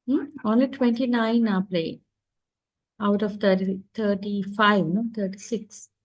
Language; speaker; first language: English; non-native, local second language; Sinhala